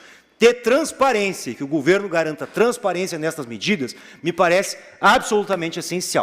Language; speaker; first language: Portuguese; native; Portuguese